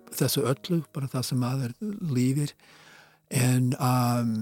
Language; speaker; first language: Icelandic; non-native, fluent; English